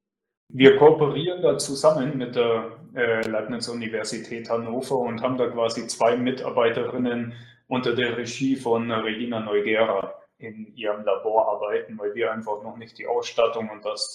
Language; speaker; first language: German; native; German